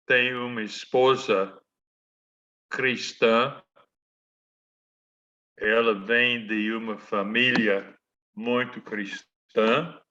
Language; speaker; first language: Portuguese; non-native, fluent; English